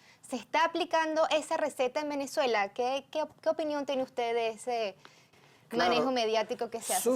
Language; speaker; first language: Spanish; native; Spanish